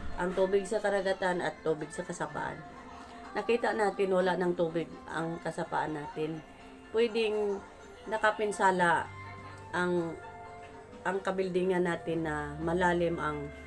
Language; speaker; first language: Filipino; non-native, local second language; Cebuano